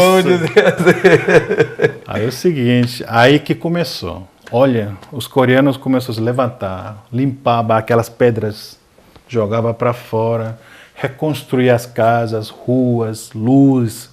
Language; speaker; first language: Portuguese; non-native, fluent; Korean